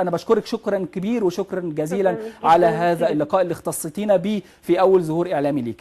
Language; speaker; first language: Arabic; native; Arabic